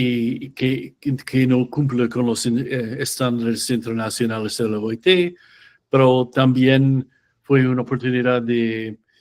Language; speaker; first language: Spanish; non-native, fluent; English